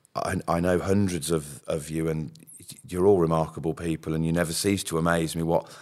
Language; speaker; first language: English; native; English